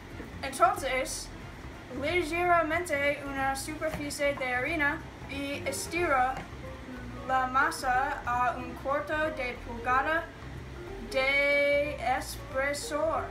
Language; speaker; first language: Spanish; non-native, learner; English